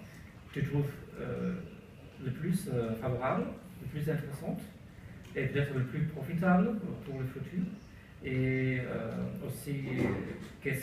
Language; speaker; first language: French; non-native, learner; German